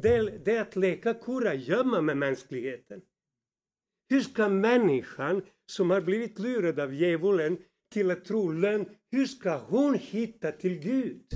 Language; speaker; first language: Swedish; non-native, fluent; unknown